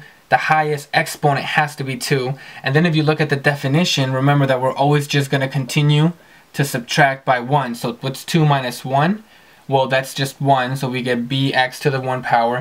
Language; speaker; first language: English; native; English